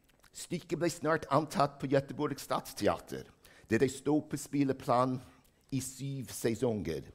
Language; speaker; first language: Norwegian; non-native, fluent; English